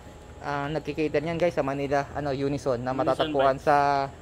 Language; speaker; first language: Filipino; native; Filipino